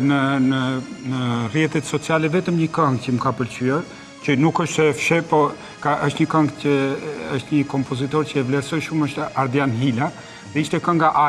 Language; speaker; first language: Albanian; native; Albanian